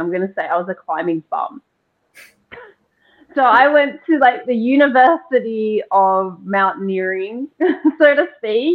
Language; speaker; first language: English; native; English